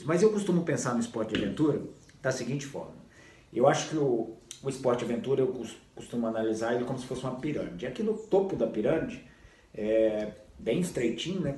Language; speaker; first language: Portuguese; native; Portuguese